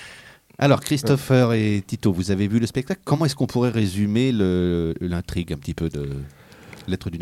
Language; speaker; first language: French; native; French